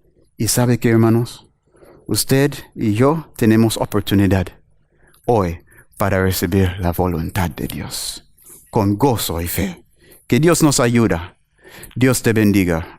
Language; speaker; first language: Spanish; non-native, learner; English